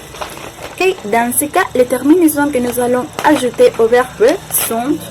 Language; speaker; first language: French; non-native, learner; Spanish